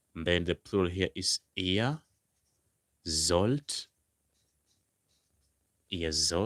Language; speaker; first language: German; non-native, fluent; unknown